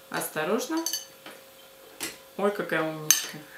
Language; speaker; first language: Russian; native; Russian